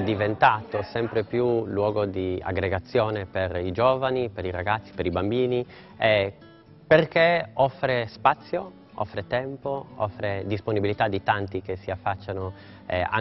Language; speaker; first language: Italian; native; Italian